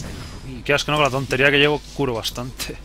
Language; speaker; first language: Spanish; native; Spanish